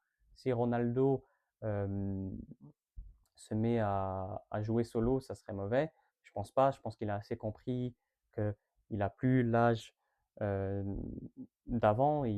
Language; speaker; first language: French; native; French